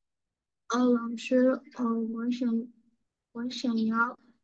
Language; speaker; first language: Chinese; non-native, learner; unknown